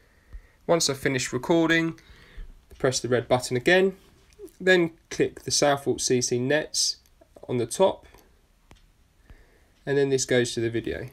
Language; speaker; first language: English; native; English